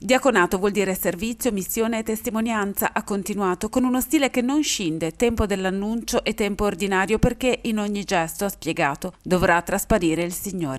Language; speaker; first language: Italian; native; Italian